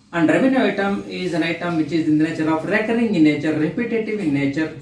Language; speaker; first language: English; non-native, local second language; Kannada